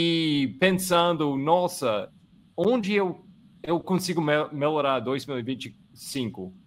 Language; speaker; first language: Portuguese; non-native, fluent; English